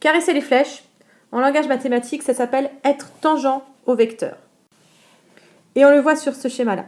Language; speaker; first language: French; native; French